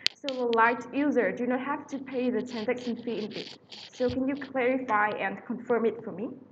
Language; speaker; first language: English; non-native, fluent; Vietnamese